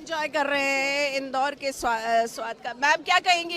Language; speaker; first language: Hindi; native; Hindi